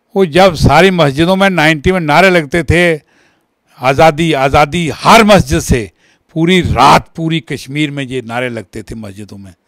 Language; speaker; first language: Hindi; non-native, local second language; Kashmiri